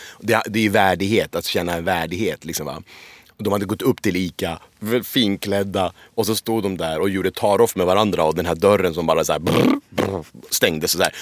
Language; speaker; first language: Swedish; early bilingual, other home language; Persian